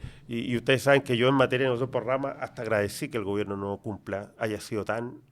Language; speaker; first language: Spanish; native; Spanish